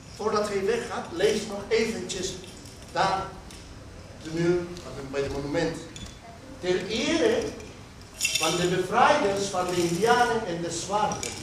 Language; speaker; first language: Dutch; non-native, fluent; Spanish